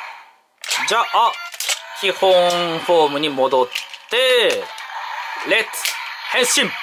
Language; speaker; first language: Japanese; native; Japanese